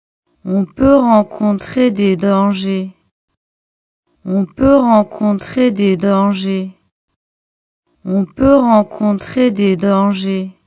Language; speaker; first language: French; non-native, local second language; Arabic